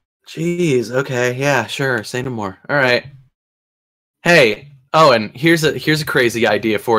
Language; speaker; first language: English; native; English